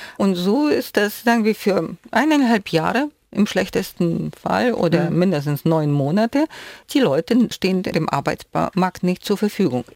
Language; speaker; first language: German; non-native, fluent; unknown